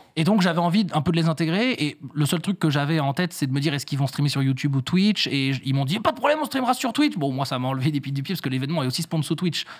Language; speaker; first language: French; native; French